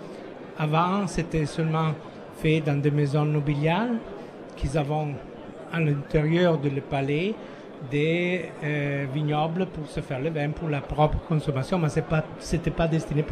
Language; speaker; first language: French; non-native, fluent; Italian